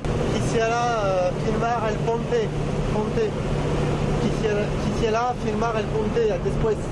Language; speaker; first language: Spanish; non-native, learner; French